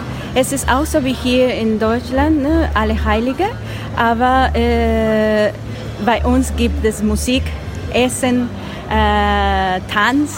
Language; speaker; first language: German; non-native, learner; Spanish